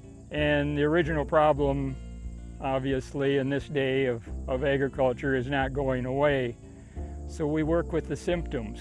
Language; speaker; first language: English; native; English